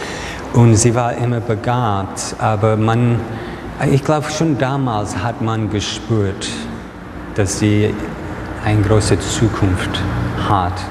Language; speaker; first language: German; non-native, fluent; English